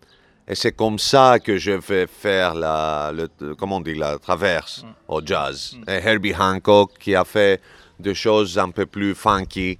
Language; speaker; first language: French; non-native, learner; Greek